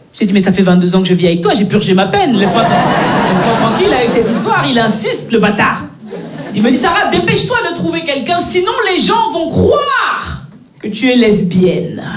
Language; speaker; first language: French; native; French